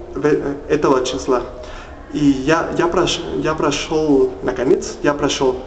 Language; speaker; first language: Russian; non-native, learner; Spanish